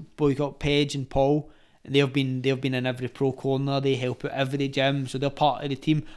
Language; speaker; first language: English; native; English